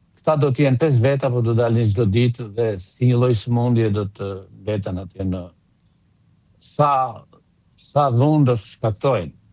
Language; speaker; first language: Albanian; native; Albanian